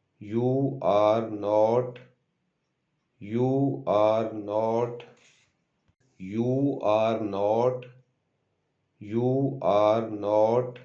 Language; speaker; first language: English; non-native, local second language; Urdu